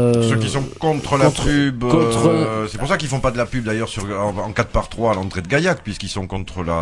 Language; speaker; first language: French; native; French